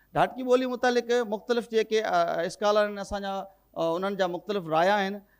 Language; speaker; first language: Sindhi; native; Sindhi